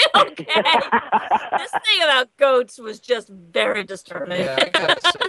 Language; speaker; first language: English; native; English